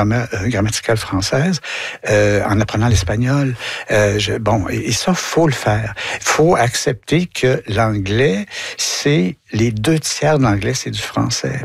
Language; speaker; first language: French; native; French